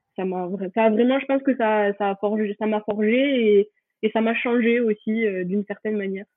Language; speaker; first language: French; native; French